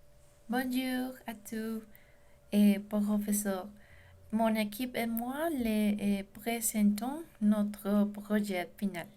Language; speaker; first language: French; non-native, learner; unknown